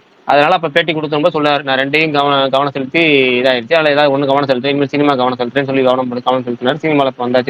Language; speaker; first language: Tamil; native; Tamil